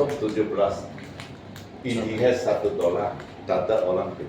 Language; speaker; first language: Indonesian; non-native, learner; Chinese